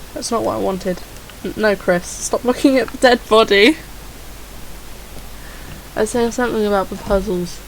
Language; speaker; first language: English; native; English